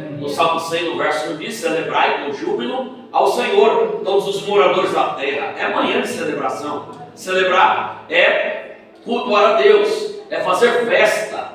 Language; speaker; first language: Portuguese; native; Portuguese